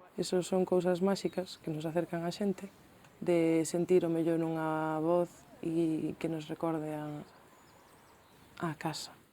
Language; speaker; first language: Galician; early bilingual, other home language; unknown